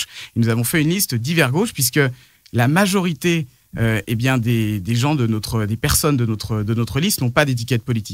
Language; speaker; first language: French; native; French